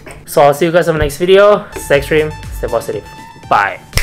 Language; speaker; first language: English; non-native, fluent; Indonesian